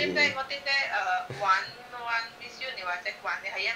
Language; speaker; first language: Cantonese; non-native, fluent; Indonesian